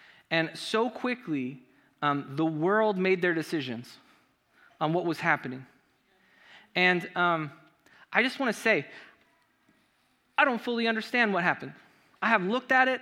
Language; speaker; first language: English; native; English